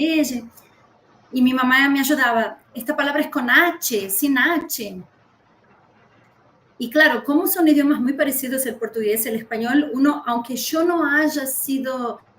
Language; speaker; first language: Spanish; early bilingual, heritage; Spanish